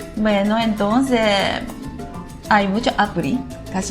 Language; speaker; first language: Spanish; non-native, learner; Japanese